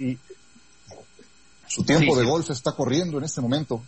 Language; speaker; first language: Spanish; native; Spanish